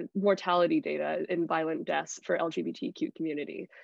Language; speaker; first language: English; native; English